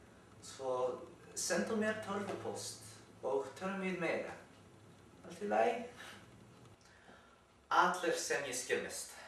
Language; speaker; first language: Icelandic; non-native, learner; English